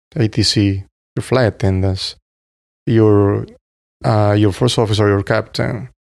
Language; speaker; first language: English; non-native, fluent; Spanish